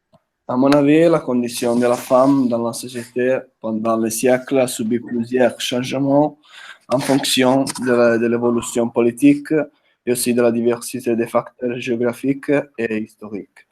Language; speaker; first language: French; non-native, fluent; Italian